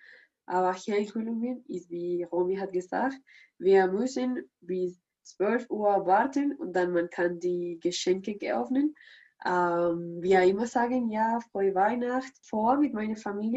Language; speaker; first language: German; non-native, learner; Spanish